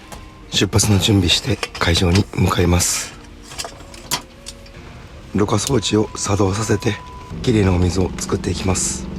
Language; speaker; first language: Japanese; native; Japanese